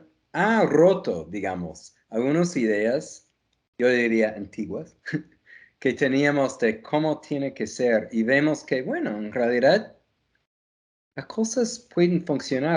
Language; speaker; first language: Spanish; non-native, fluent; English